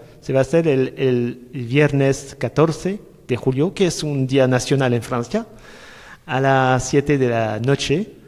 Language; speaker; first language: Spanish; non-native, learner; French